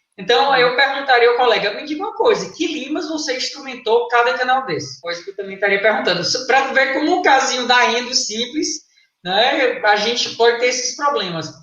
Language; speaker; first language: Portuguese; native; Portuguese